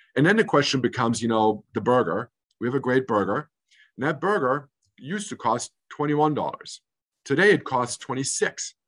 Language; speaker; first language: English; early bilingual, other home language; German